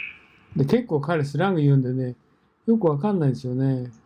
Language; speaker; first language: Japanese; native; Japanese